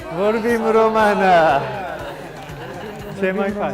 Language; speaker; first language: Romanian; non-native, learner; English